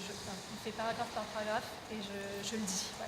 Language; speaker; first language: French; native; French